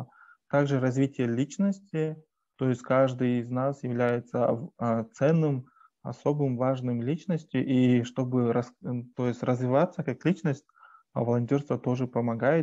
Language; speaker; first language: Russian; native; Russian